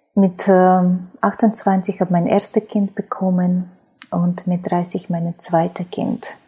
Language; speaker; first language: German; non-native, fluent; Ukrainian